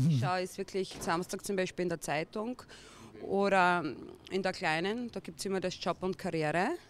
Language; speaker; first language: German; native; German